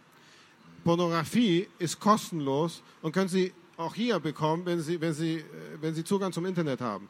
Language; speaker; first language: German; non-native, fluent; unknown